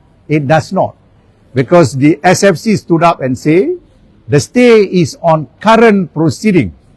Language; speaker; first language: English; non-native, local second language; Malay